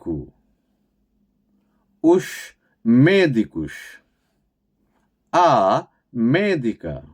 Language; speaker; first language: Portuguese; non-native, fluent; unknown